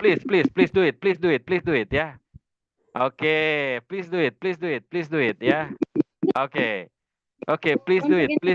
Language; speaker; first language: English; non-native, fluent; Indonesian